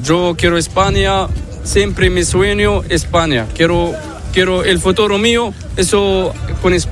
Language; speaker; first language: Spanish; non-native, learner; Arabic